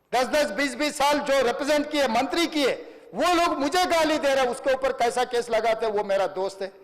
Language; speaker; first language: Hindi; non-native, local second language; Telugu